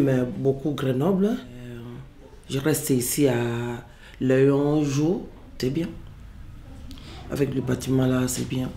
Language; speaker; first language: French; non-native, local second language; Lingala